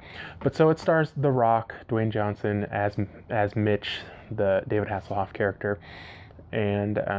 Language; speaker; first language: English; native; English